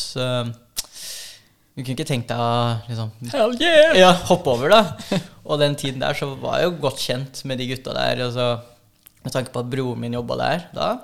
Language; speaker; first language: Norwegian; early bilingual, other home language; Filipino